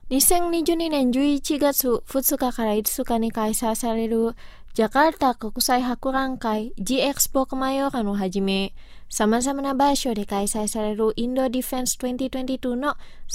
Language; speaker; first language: Japanese; non-native, fluent; Indonesian